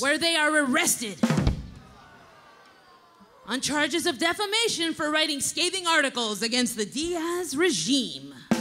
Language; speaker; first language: English; native; English